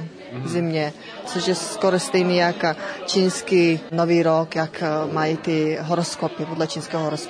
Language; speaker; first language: Czech; non-native, fluent; Mongolian